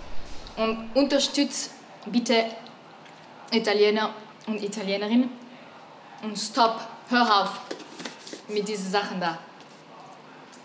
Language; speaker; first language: German; non-native, learner; Italian